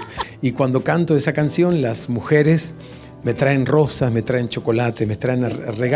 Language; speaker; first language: Portuguese; non-native, learner; Spanish